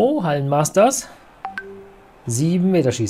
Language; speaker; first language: German; native; German